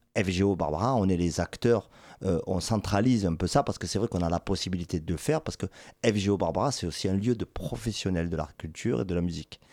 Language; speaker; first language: French; native; French